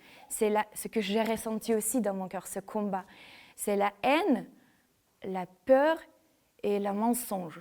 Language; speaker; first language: French; non-native, fluent; Ukrainian